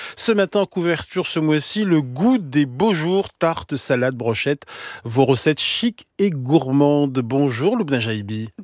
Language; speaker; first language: French; native; French